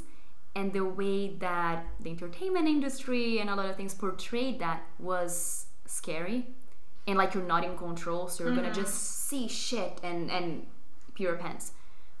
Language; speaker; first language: English; non-native, fluent; Portuguese